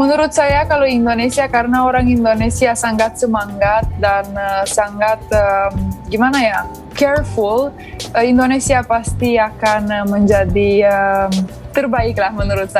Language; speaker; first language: Indonesian; non-native, fluent; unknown